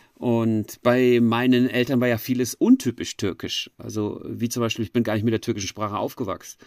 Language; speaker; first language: German; native; German